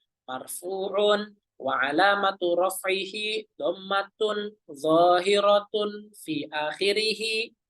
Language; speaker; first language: Arabic; non-native, fluent; Indonesian